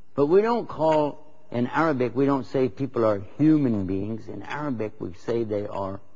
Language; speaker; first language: English; native; English